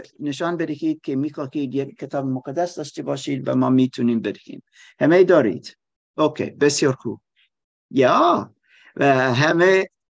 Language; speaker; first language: Persian; non-native, learner; German